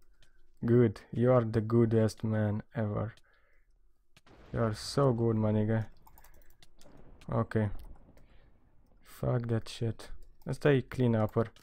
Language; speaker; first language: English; non-native, learner; Romanian